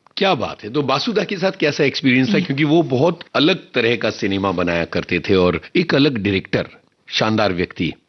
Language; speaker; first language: Hindi; native; Hindi